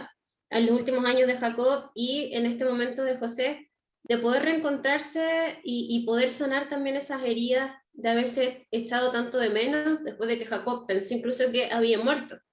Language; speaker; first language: Spanish; native; Spanish